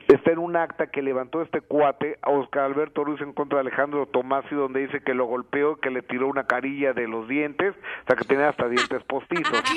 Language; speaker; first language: Spanish; native; Spanish